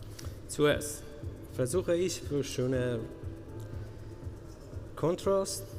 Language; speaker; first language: German; non-native, learner; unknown